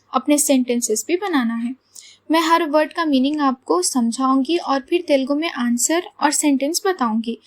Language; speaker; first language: Hindi; non-native, local second language; Telugu